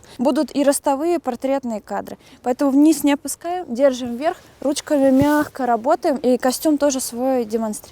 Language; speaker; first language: Russian; native; Russian